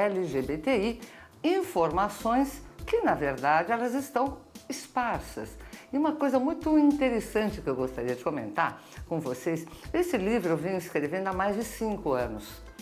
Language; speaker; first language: Portuguese; native; Portuguese